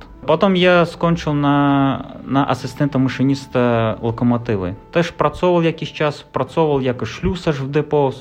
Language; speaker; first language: Polish; non-native, learner; Russian